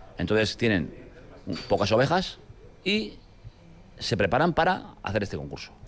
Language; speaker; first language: Spanish; native; Spanish